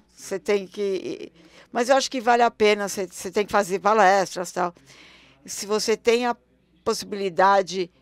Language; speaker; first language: Portuguese; non-native, fluent; German